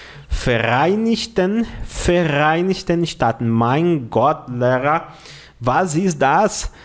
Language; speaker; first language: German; non-native, fluent; Portuguese